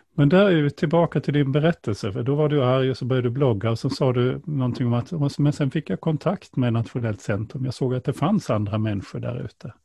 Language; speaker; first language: Swedish; native; Swedish